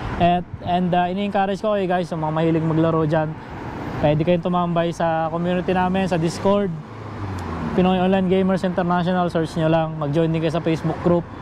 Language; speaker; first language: Filipino; native; Filipino